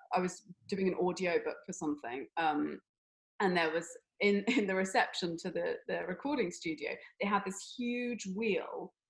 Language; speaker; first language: English; native; English